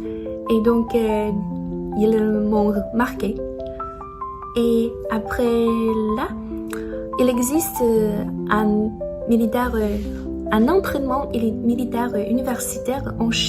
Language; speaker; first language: French; non-native, learner; Chinese